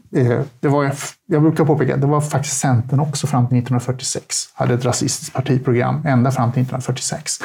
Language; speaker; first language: Swedish; early bilingual, other home language; Turkish